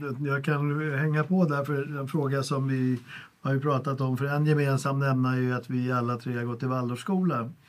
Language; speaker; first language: Swedish; native; Swedish